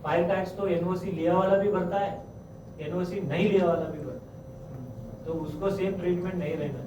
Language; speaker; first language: Hindi; non-native, local second language; Marathi